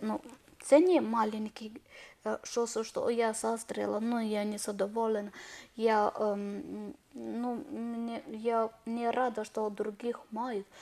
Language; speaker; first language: Ukrainian; non-native, learner; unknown